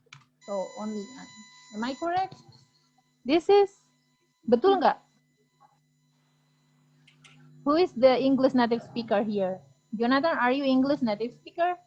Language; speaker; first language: English; non-native, fluent; Indonesian